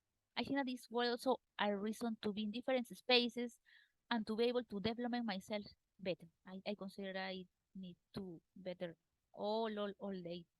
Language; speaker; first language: English; non-native, learner; Spanish